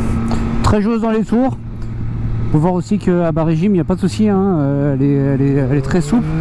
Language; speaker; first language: French; native; French